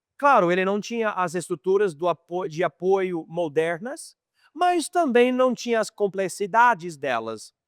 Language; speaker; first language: Portuguese; non-native, fluent; English